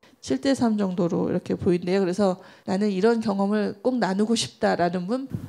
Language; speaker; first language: Korean; native; Korean